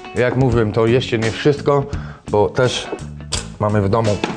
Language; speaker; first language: Polish; non-native, fluent; English